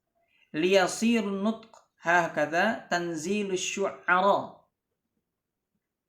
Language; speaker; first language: Arabic; non-native, fluent; Indonesian